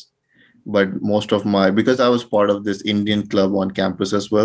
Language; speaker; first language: English; non-native, local second language; Urdu